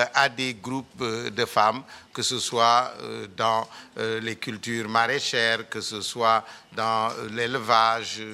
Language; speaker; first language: French; non-native, local second language; Wolof